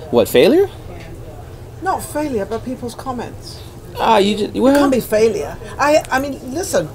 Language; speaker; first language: English; native; English